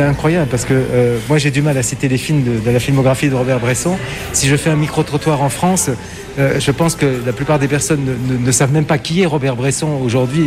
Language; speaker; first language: French; native; French